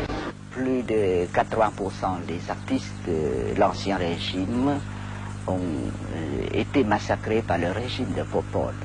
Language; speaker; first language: French; non-native, local second language; Khmer